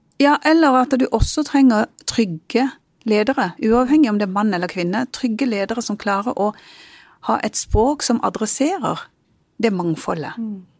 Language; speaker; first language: Norwegian; early bilingual, other home language; Punjabi